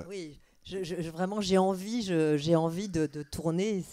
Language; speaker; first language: French; native; French